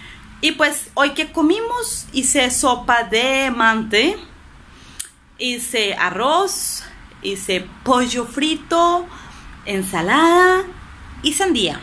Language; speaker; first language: Spanish; native; Spanish